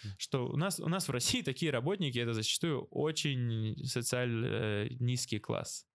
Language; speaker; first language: Russian; native; Russian